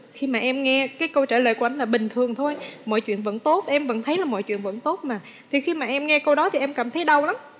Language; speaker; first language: Vietnamese; native; Vietnamese